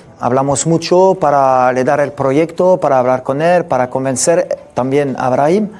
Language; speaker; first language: Spanish; non-native, fluent; French